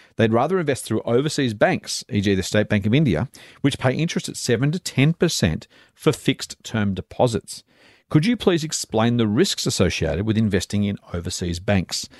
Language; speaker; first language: English; native; English